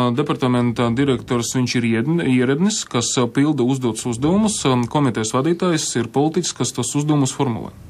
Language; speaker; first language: Latvian; non-native, local second language; Russian